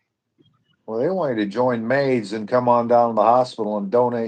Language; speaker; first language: English; native; English